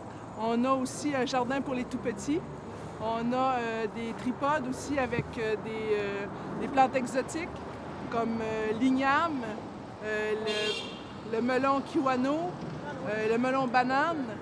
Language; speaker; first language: French; native; French